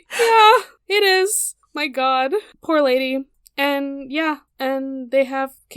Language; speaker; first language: English; native; English